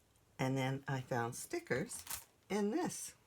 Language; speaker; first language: English; native; English